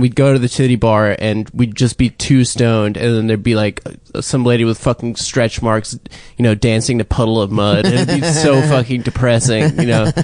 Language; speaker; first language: English; native; English